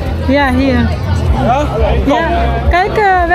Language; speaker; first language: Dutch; non-native, learner; Iloko